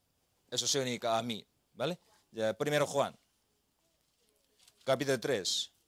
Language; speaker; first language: Spanish; non-native, learner; Korean